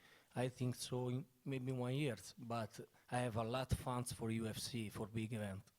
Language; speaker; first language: English; non-native, learner; Italian